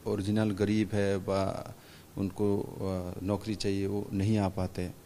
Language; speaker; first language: Hindi; non-native, local second language; Bangla